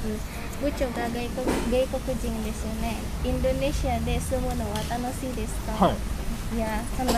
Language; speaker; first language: Japanese; non-native, fluent; Indonesian